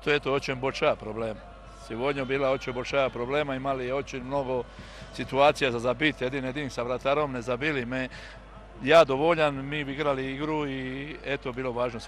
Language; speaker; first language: Russian; non-native, learner; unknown